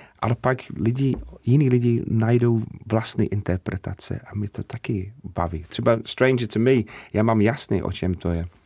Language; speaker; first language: Czech; non-native, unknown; English